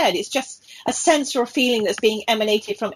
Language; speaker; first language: English; native; English